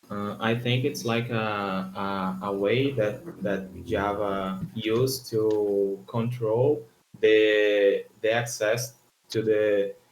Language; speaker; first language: English; non-native, learner; Portuguese